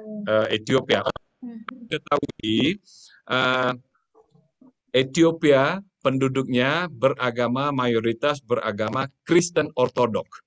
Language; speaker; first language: Indonesian; native; Indonesian